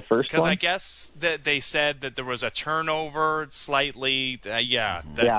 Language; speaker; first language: English; native; English